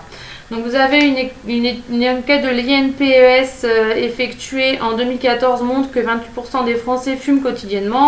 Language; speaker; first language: French; native; French